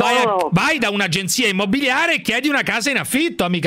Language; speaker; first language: Italian; native; Italian